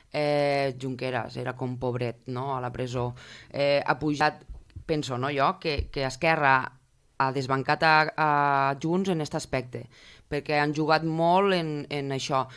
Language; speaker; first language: Catalan; native; Catalan